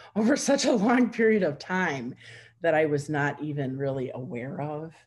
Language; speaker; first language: English; native; English